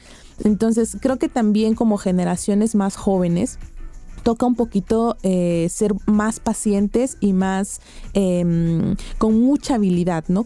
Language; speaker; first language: Spanish; native; Spanish